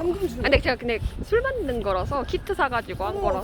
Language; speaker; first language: Korean; native; Korean